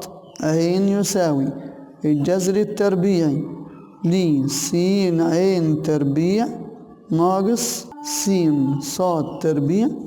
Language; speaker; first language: Arabic; native; Arabic